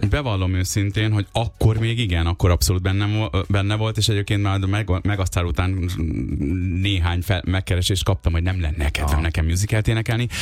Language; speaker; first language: Hungarian; early bilingual, other home language; Urdu